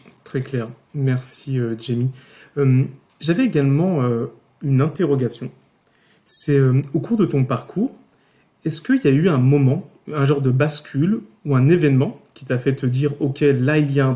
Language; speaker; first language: French; native; French